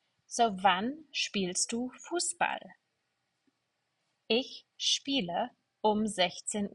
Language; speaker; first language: German; non-native, fluent; English